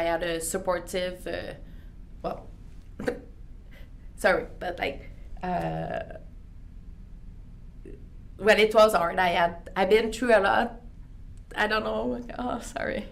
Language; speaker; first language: English; non-native, learner; French